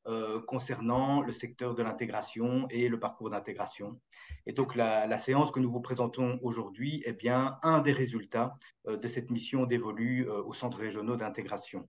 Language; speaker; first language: French; native; French